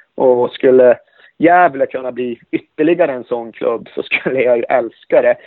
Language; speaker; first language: Swedish; native; Swedish